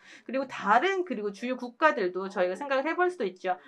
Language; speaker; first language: Korean; native; Korean